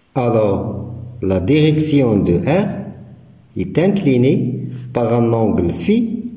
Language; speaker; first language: French; non-native, local second language; Arabic